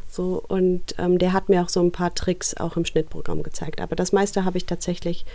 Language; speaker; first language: German; early bilingual, other home language; Russian